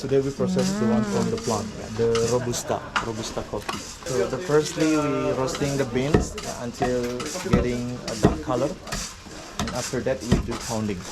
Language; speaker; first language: English; non-native, local second language; Indonesian